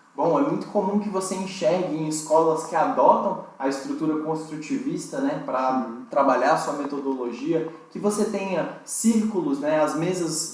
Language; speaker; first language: Portuguese; native; Portuguese